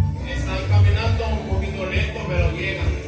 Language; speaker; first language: Spanish; non-native, fluent; Haitian Creole